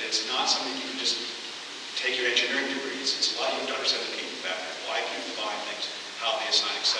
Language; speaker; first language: English; native; English